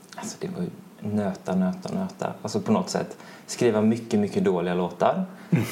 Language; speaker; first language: Swedish; native; Swedish